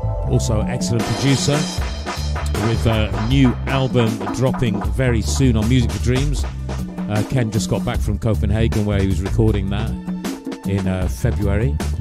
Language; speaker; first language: English; native; English